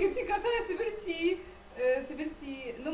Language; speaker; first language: Indonesian; non-native, learner; Arabic